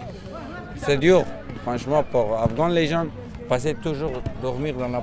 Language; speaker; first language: French; non-native, learner; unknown